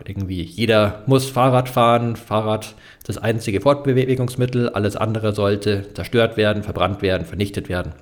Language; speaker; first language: German; native; German